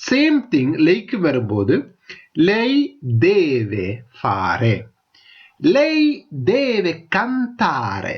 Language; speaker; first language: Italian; non-native, fluent; Tamil